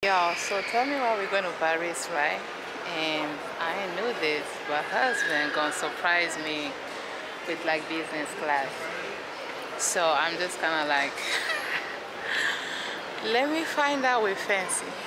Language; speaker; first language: English; native; English